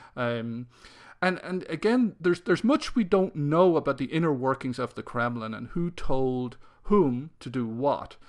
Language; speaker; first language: English; native; English